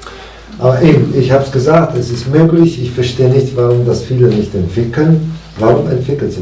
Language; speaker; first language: German; non-native, fluent; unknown